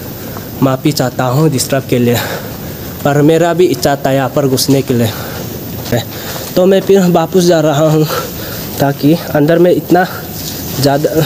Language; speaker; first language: Hindi; non-native, local second language; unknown